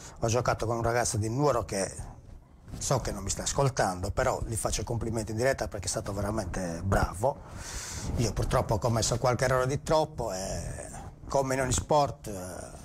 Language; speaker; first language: Italian; native; Italian